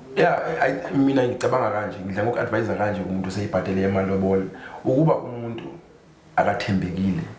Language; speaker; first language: Zulu; non-native, local second language; Xhosa